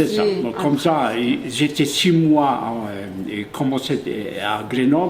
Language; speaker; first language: French; non-native, fluent; Polish